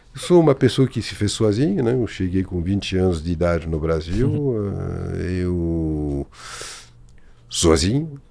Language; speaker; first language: Portuguese; non-native, fluent; French